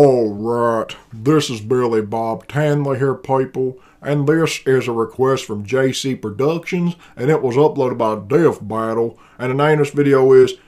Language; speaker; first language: English; native; English